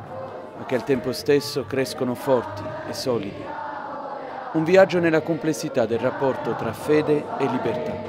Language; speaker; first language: Italian; native; Italian